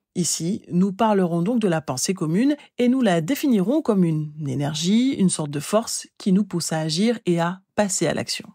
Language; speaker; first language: French; native; French